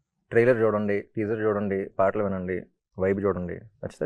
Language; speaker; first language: Telugu; native; Telugu